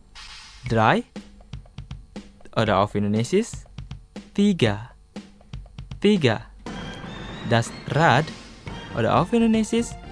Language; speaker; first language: German; non-native, fluent; Indonesian